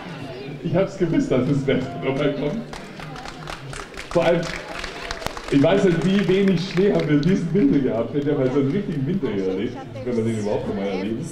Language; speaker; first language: German; native; German